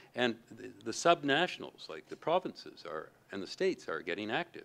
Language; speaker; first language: English; native; English